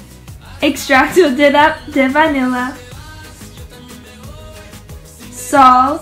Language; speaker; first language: Spanish; non-native, learner; English